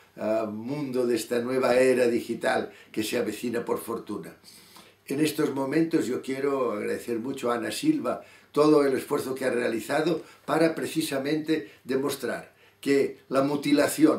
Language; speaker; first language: Spanish; native; Spanish